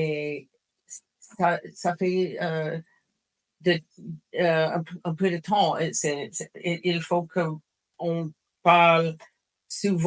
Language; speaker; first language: French; non-native, fluent; English